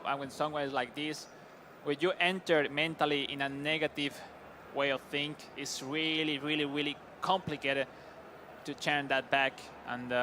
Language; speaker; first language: English; non-native, fluent; Spanish